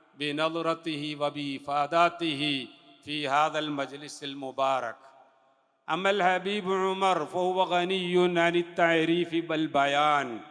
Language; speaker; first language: Arabic; non-native, fluent; Malayalam